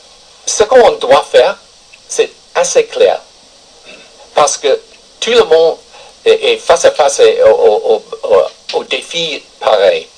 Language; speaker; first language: French; non-native, fluent; English